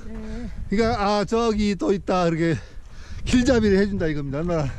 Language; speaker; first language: Korean; native; Korean